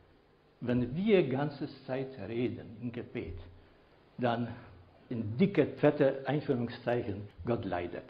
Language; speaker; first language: German; non-native, fluent; Polish